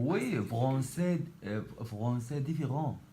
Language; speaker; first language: French; non-native, learner; Arabic